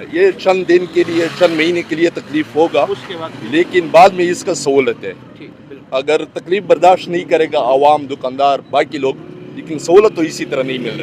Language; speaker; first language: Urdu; non-native, local second language; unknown